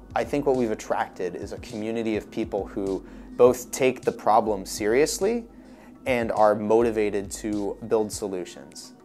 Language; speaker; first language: English; native; English